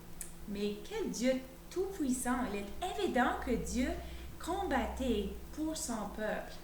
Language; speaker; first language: French; native; French